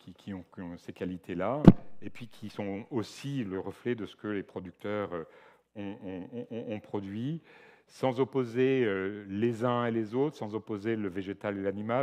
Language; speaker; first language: French; native; French